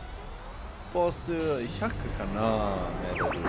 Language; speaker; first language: Japanese; non-native, learner; English